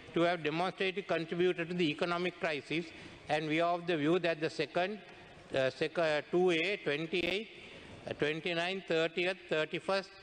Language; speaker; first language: English; non-native, local second language; Sinhala